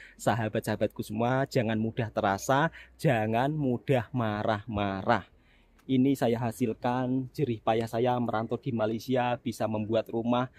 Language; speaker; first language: Indonesian; native; Indonesian